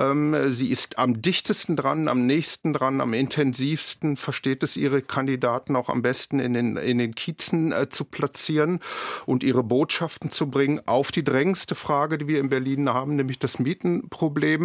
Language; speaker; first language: German; native; German